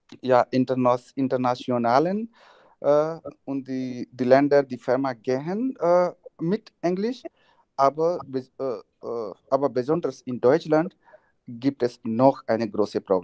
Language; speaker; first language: German; non-native, learner; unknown